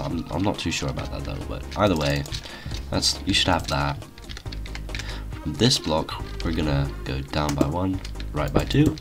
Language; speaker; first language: English; native; English